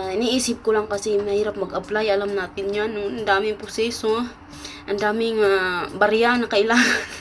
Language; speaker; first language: Filipino; non-native, local second language; Cebuano